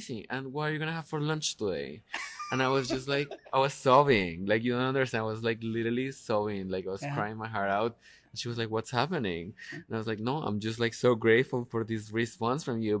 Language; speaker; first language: English; non-native, fluent; Spanish